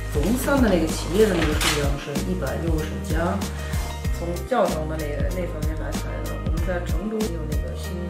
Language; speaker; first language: Chinese; non-native, fluent; German